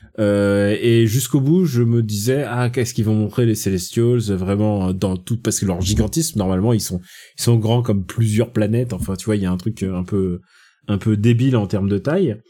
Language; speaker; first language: French; native; French